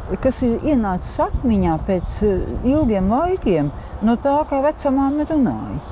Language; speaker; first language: Latvian; native; Latvian